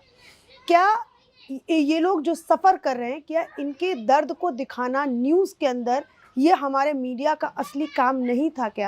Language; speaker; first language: Hindi; native; Hindi